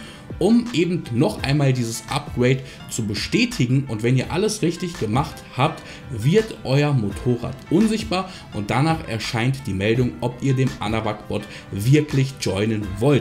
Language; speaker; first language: German; native; German